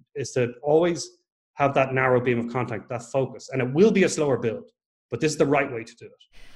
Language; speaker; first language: English; native; English